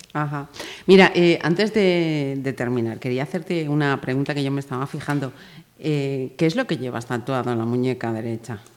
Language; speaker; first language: Spanish; native; Spanish